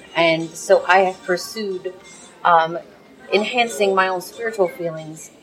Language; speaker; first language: English; native; English